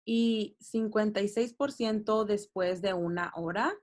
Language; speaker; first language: Spanish; early bilingual, heritage; Spanish